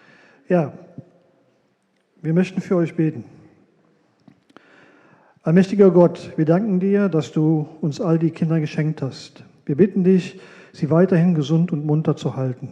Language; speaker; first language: German; native; German